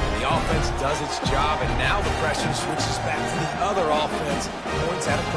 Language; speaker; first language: English; native; English